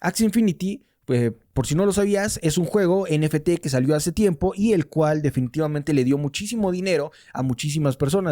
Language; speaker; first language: Spanish; native; Spanish